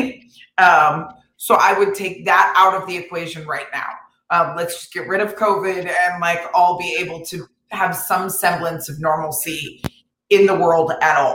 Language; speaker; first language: English; native; English